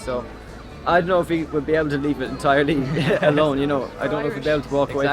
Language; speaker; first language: English; native; English